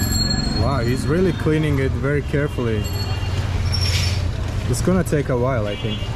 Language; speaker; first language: English; non-native, fluent; Azerbaijani